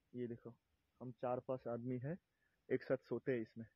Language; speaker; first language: Hindi; non-native, local second language; Bangla